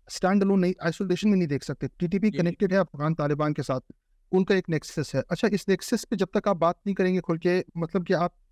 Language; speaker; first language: Urdu; non-native, local second language; Pashto